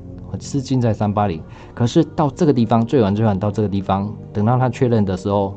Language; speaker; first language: Chinese; native; Chinese